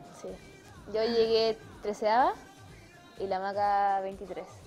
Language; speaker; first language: Spanish; native; Spanish